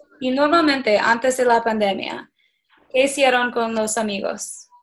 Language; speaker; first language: Spanish; early bilingual, other home language; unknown